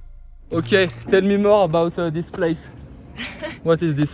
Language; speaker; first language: English; non-native, learner; French